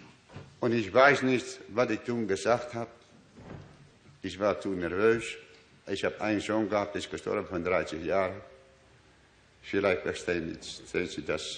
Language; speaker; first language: German; non-native, learner; Dutch